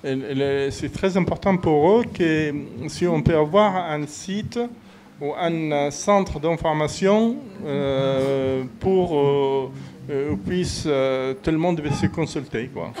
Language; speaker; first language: French; non-native, fluent; Arabic